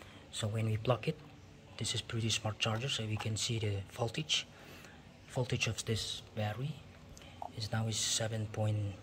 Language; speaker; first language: English; non-native, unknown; Indonesian